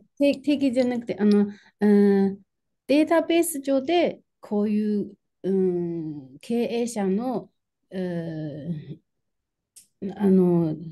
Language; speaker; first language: Japanese; non-native, fluent; Chinese